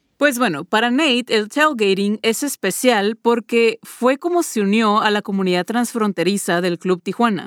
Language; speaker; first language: Spanish; native; Spanish